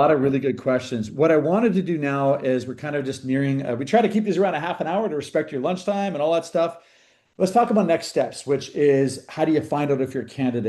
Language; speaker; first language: English; native; English